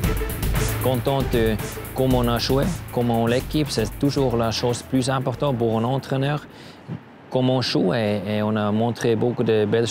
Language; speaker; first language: French; non-native, learner; German